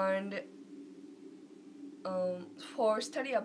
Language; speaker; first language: English; non-native, learner; Japanese